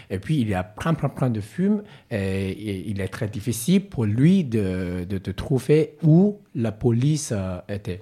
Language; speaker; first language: French; non-native, learner; Cantonese